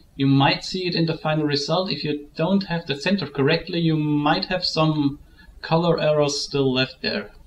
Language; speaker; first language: English; non-native, fluent; German